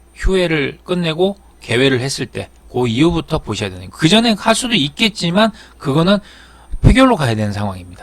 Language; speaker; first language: Korean; native; Korean